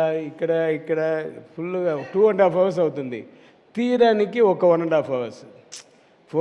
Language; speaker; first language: Telugu; non-native, learner; Tamil